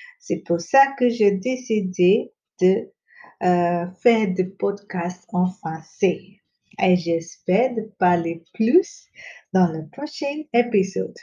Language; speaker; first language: French; non-native, local second language; Hindi